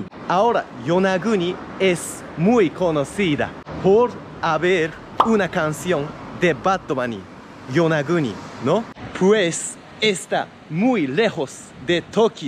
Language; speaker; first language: Spanish; non-native, fluent; Japanese